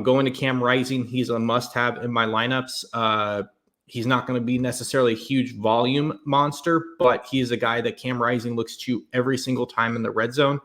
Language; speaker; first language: English; native; English